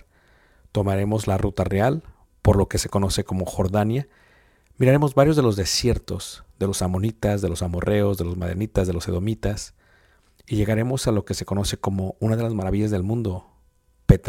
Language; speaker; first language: Spanish; native; Spanish